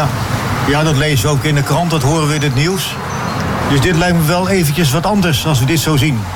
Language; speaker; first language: Dutch; native; Dutch